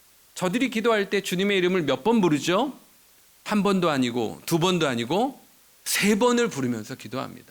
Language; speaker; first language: Korean; native; Korean